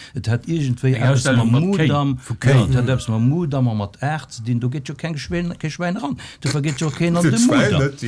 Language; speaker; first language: Luxembourgish; native; Luxembourgish